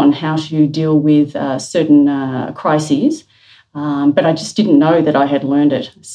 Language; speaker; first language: English; native; English